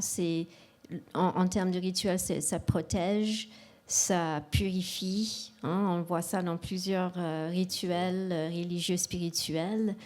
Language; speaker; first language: French; non-native, local second language; English